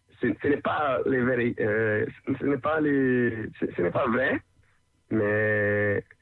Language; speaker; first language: French; non-native, learner; Portuguese